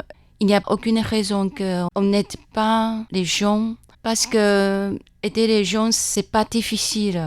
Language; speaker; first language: French; non-native, fluent; Chinese